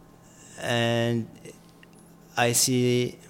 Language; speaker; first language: English; non-native, learner; Arabic